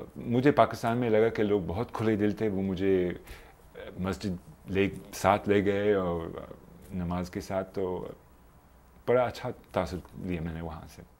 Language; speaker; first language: Urdu; non-native, fluent; English